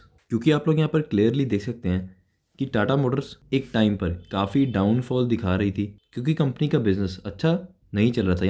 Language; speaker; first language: Hindi; native; Hindi